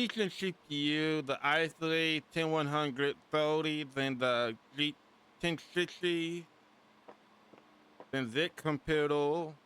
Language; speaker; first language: English; native; English